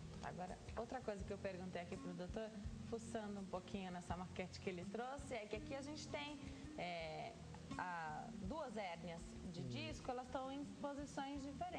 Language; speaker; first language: Portuguese; native; Portuguese